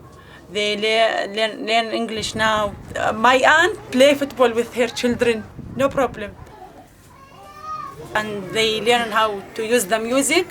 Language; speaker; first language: English; non-native, learner; Arabic